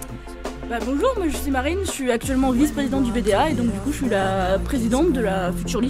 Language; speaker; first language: French; native; French